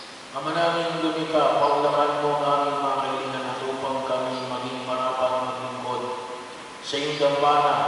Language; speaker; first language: Filipino; native; Filipino